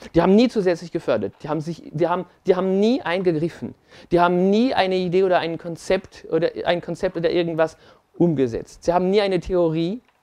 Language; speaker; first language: German; non-native, fluent; French